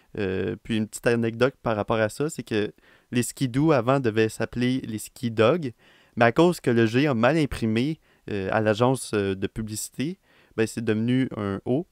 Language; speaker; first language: French; native; French